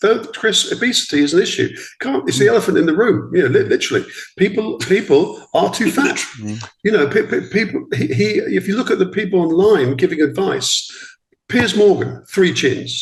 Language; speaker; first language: English; native; English